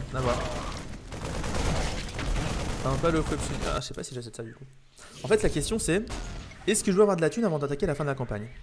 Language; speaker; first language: French; native; French